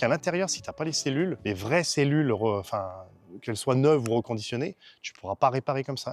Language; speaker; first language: French; native; French